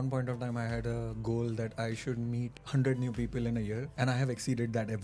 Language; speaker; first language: English; non-native, local second language; Hindi